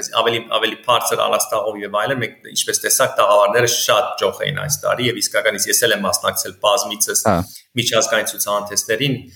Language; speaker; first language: Armenian; early bilingual, heritage; Armenian